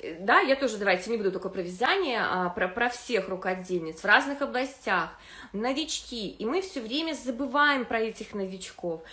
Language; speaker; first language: Russian; native; Russian